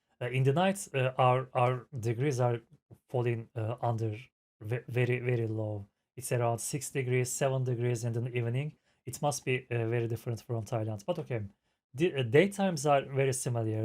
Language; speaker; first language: English; non-native, fluent; Turkish